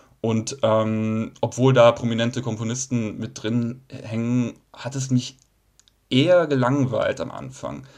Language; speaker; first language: German; native; German